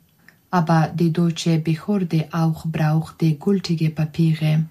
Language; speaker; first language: German; non-native, learner; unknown